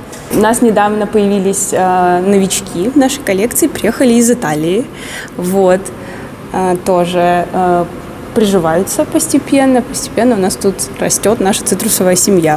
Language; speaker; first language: Russian; native; Russian